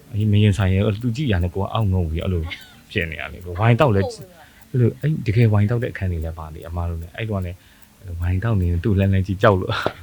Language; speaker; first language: Burmese; native; Burmese